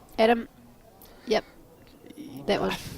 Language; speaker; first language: English; native; English